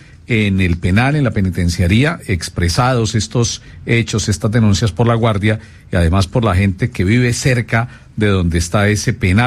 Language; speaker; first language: Spanish; native; Spanish